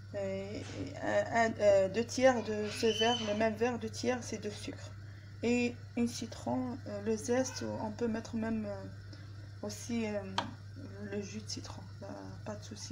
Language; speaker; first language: French; non-native, learner; Arabic